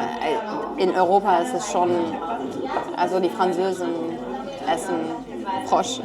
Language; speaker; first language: German; non-native, fluent; French